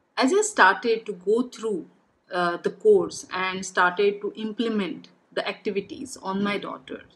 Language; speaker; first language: English; non-native, local second language; Bangla